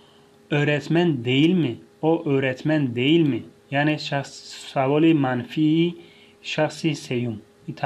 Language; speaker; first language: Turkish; non-native, fluent; Tajik